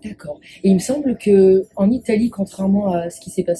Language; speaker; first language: French; native; French